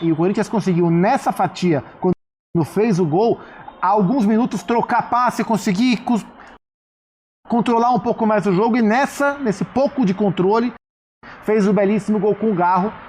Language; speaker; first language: Portuguese; native; Portuguese